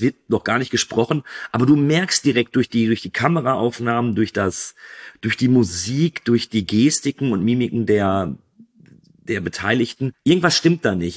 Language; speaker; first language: German; native; German